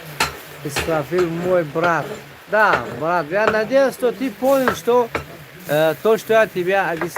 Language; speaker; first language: Russian; non-native, local second language; Tajik